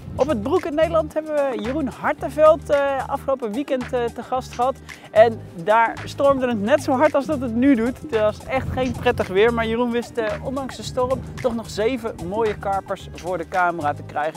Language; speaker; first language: Dutch; native; Dutch